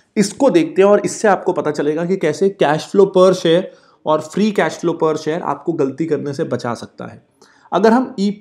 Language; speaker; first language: Hindi; native; Hindi